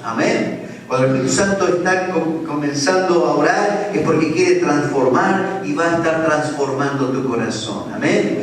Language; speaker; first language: Spanish; native; Spanish